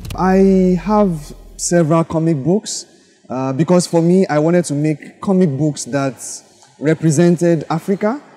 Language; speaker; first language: English; non-native, local second language; Yoruba